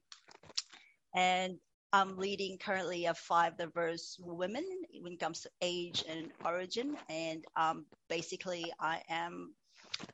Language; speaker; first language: English; non-native, local second language; Cebuano